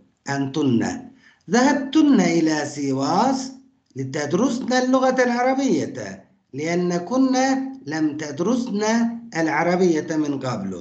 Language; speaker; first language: Arabic; non-native, fluent; Turkish